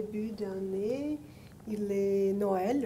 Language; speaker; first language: French; non-native, learner; Portuguese